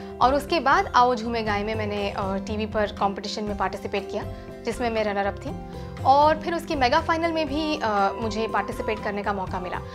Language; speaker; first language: Hindi; non-native, local second language; Gujarati